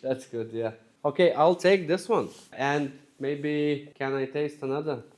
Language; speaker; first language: English; non-native, learner; Lithuanian